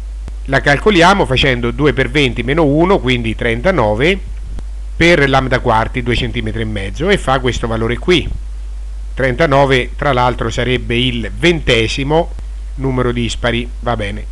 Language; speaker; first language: Italian; native; Italian